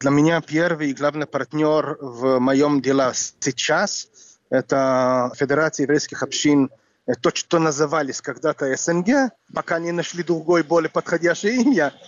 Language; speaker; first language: Russian; non-native, fluent; Hebrew